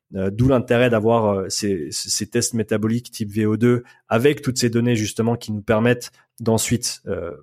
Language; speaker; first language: French; native; French